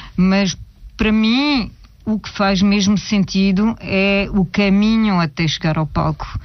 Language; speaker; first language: Portuguese; early bilingual, heritage; Portuguese